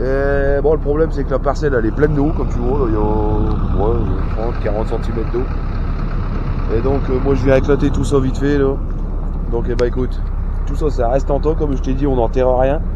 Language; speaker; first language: French; native; French